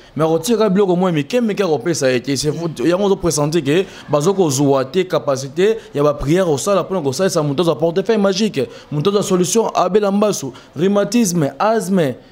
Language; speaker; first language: Lingala; native; Lingala